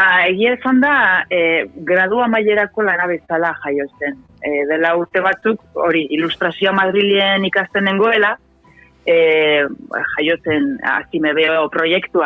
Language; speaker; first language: Basque; non-native, local second language; Spanish